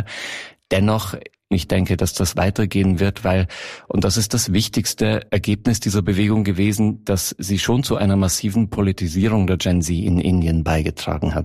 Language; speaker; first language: German; native; German